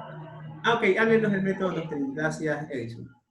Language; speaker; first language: Spanish; native; Spanish